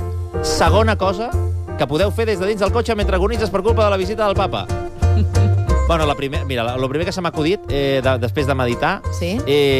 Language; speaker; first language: Catalan; native; Catalan